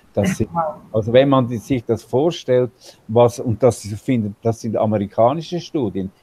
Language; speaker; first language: German; native; German